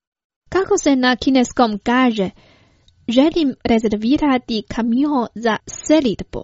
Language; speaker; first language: Croatian; non-native, fluent; Chinese